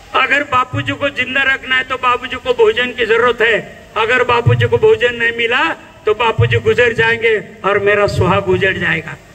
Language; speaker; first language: Hindi; non-native, local second language; Marathi